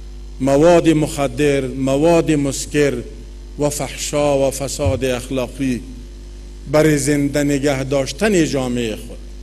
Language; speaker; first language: Persian; non-native, local second language; Pashto